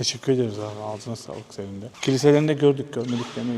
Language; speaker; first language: Turkish; native; Turkish